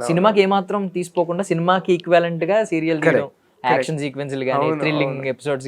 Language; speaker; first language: Telugu; native; Telugu